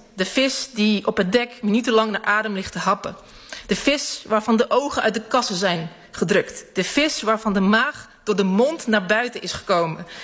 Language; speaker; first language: Dutch; early bilingual, other home language; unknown